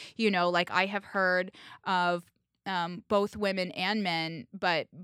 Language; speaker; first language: English; native; English